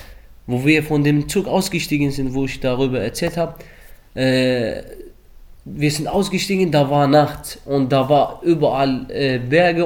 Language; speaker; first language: German; early bilingual, other home language; Arabic